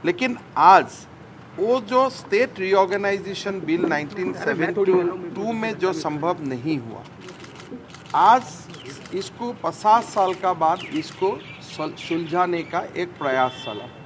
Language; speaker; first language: Hindi; non-native, local second language; Assamese